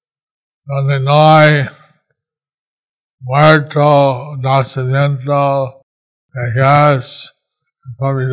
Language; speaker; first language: Spanish; non-native, learner; English